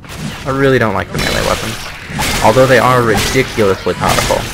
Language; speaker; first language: English; native; English